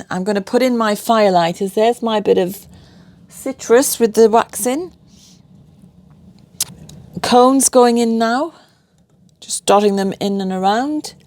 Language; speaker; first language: English; native; English